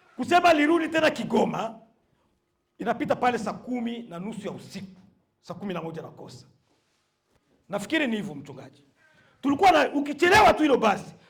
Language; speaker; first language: Swahili; native; Swahili